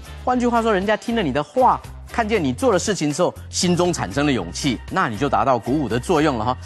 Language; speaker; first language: Chinese; native; Chinese